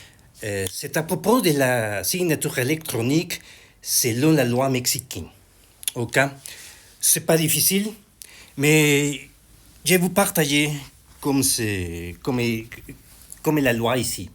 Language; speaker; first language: French; non-native, learner; Spanish